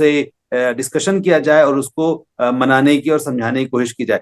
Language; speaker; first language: Hindi; native; Hindi